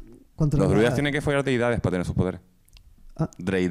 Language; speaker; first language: Spanish; native; Spanish